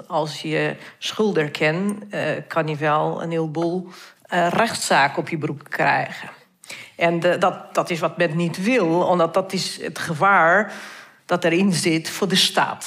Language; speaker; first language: Dutch; non-native, fluent; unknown